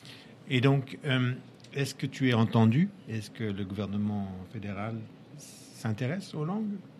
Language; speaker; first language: French; native; French